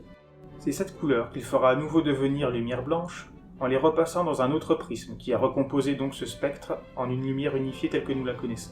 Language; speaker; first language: French; native; French